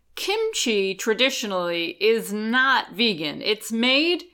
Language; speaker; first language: English; native; English